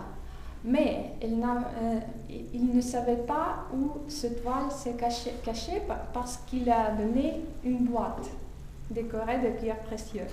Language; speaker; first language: French; non-native, fluent; Russian